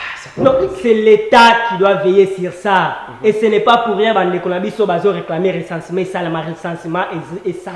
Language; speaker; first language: French; non-native, local second language; Lingala